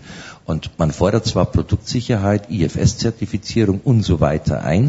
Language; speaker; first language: German; native; German